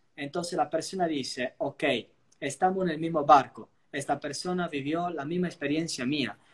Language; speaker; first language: Spanish; non-native, fluent; Italian